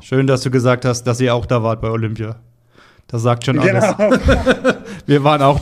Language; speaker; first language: German; native; German